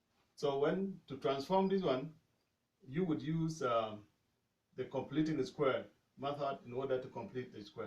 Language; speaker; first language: English; non-native, fluent; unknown